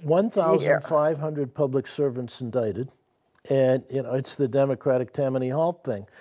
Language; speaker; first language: English; native; English